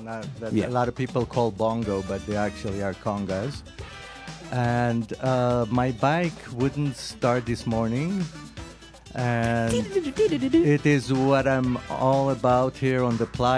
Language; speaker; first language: English; non-native, fluent; Hebrew